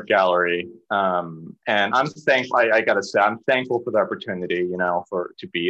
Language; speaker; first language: English; early bilingual, other home language; Cantonese